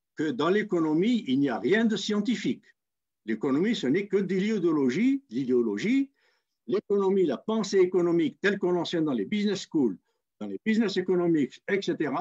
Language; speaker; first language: French; non-native, local second language; Kabyle